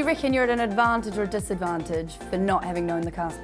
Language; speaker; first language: English; native; English